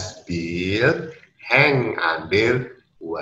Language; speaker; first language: German; non-native, learner; Indonesian